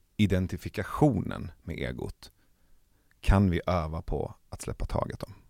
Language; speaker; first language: Swedish; early bilingual, other home language; Persian